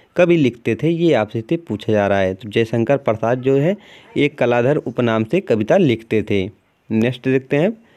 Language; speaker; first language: Hindi; native; Hindi